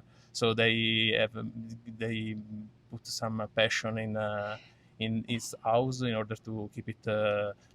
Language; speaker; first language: English; non-native, learner; Italian